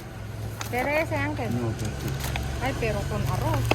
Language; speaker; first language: Spanish; non-native, learner; Filipino